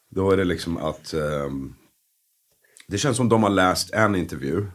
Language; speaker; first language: Swedish; early bilingual, other home language; English